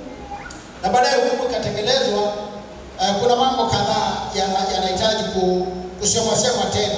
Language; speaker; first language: Swahili; native; Swahili